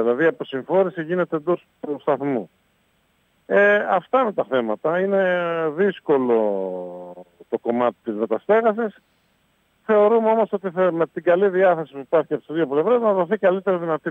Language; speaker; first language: Greek; native; Greek